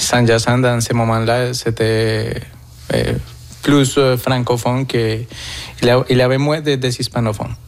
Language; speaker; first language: French; non-native, fluent; Spanish